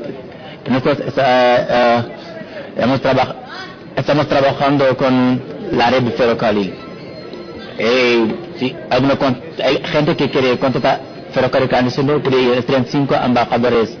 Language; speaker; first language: Spanish; non-native, fluent; Wolof